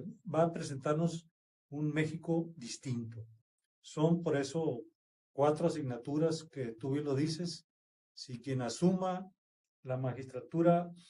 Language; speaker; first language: Spanish; native; Spanish